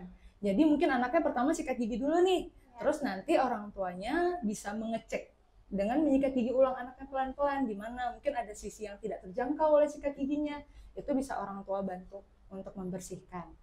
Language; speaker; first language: Indonesian; native; Indonesian